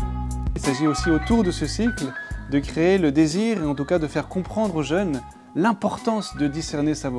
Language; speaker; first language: French; native; French